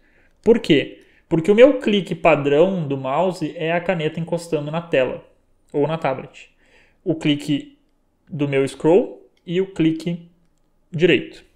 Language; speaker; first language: Portuguese; native; Portuguese